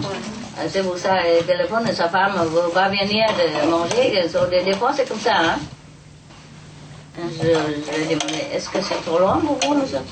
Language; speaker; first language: French; non-native, learner; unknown